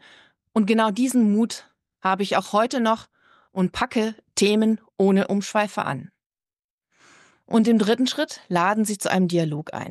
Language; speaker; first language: German; native; German